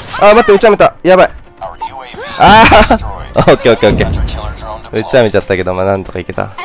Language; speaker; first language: Japanese; native; Japanese